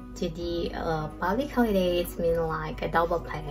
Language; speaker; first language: English; non-native, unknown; Indonesian